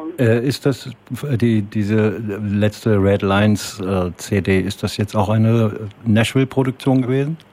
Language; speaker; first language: German; native; German